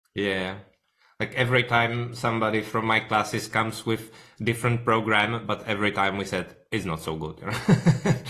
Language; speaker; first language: English; non-native, fluent; Czech